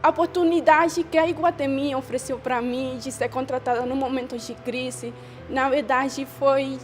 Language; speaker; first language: Portuguese; non-native, fluent; Spanish